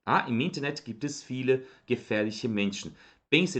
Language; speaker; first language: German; non-native, fluent; Portuguese